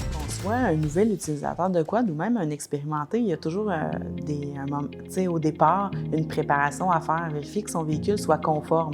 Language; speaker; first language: French; native; French